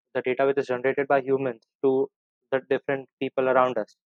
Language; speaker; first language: English; non-native, local second language; Hindi